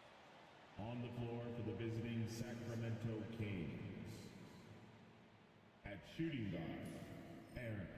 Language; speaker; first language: English; native; English